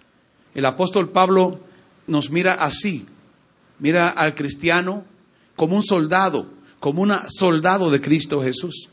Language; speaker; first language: Spanish; native; Spanish